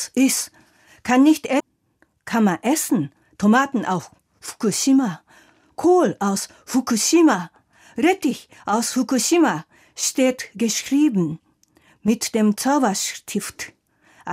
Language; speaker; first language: German; non-native, fluent; Japanese